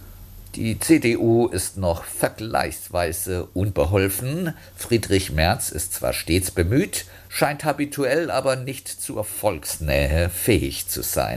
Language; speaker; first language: German; native; German